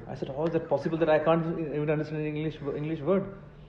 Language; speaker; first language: English; non-native, local second language; Punjabi